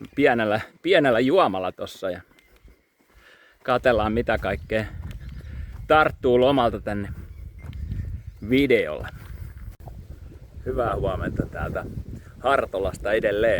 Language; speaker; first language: Finnish; native; Finnish